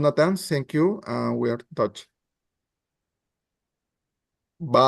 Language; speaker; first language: English; non-native, learner; Spanish